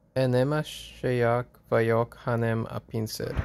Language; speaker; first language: Hungarian; non-native, learner; English